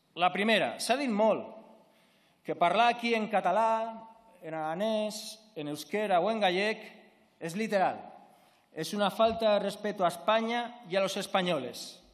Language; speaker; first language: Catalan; non-native, local second language; Spanish